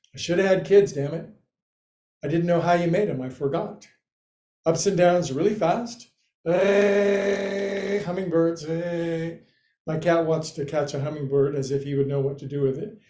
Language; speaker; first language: English; native; English